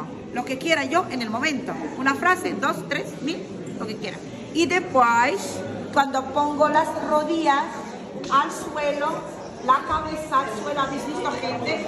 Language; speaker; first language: Spanish; non-native, fluent; Arabic